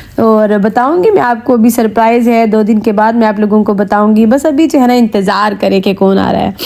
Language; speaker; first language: Urdu; native; Urdu